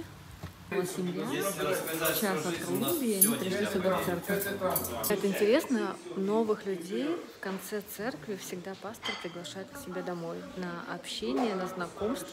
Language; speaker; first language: Russian; native; Russian